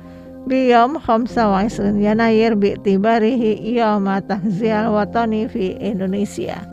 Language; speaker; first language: Arabic; non-native, fluent; Indonesian